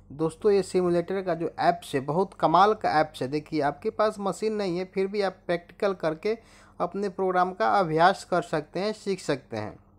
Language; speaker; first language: Hindi; native; Hindi